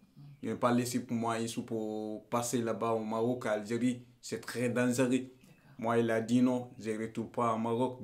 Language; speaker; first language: French; non-native, learner; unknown